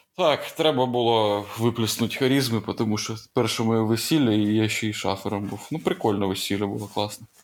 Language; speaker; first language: Ukrainian; non-native, local second language; Russian